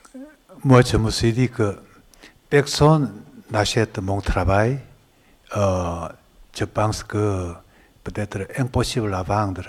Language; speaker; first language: French; non-native, learner; Korean